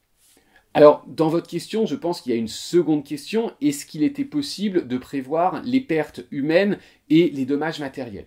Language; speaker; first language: French; native; French